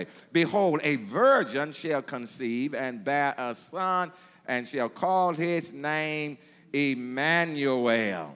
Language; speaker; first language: English; native; English